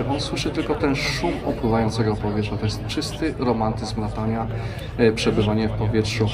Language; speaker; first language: Polish; native; Polish